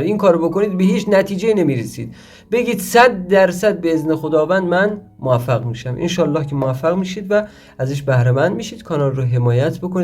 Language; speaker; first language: Persian; native; Persian